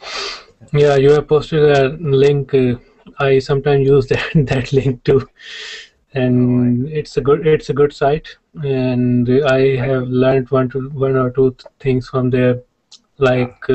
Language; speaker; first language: English; non-native, learner; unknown